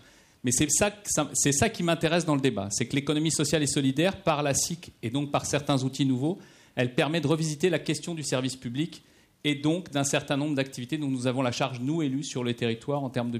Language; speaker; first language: French; native; French